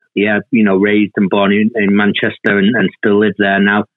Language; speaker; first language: English; native; English